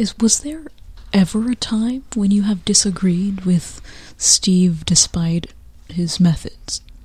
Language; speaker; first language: English; native; English